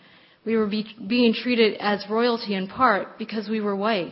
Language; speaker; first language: English; native; English